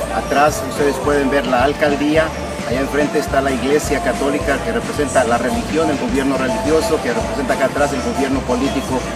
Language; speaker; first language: Spanish; native; Spanish